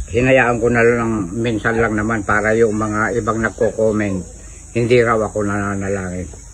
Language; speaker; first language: Filipino; non-native, local second language; Iloko